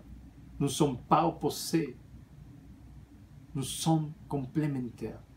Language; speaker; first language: French; non-native, fluent; Spanish